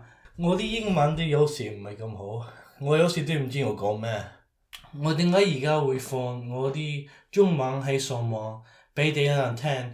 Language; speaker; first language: Cantonese; early bilingual, heritage; Cantonese